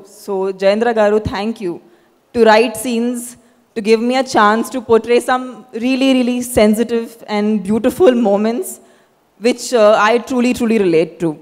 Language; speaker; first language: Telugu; non-native, fluent; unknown